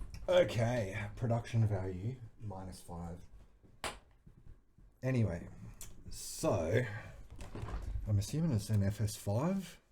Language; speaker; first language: English; native; English